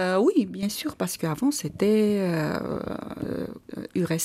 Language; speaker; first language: French; non-native, learner; Armenian